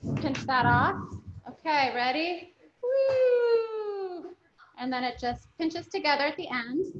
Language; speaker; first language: English; native; English